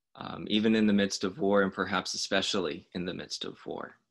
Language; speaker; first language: English; native; English